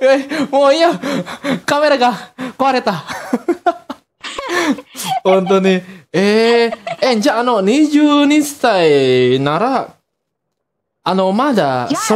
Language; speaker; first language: Japanese; non-native, learner; Indonesian